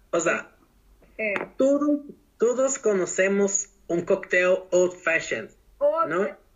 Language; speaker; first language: Portuguese; non-native, learner; Spanish